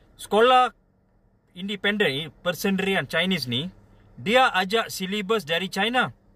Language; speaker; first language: Malay; non-native, local second language; Tamil